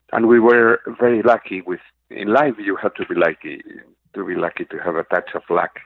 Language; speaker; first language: English; non-native, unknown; Spanish